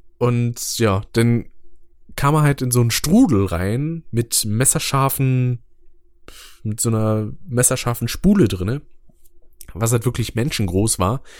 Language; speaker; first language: German; native; German